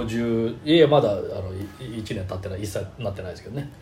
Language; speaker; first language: Japanese; native; Japanese